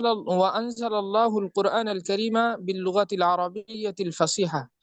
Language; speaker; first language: Arabic; non-native, learner; Bangla